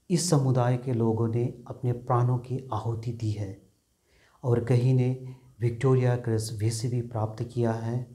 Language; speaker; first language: Hindi; non-native, local second language; Nepali